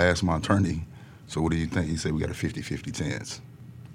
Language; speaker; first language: English; native; English